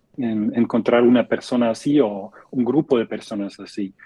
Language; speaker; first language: Spanish; non-native, fluent; German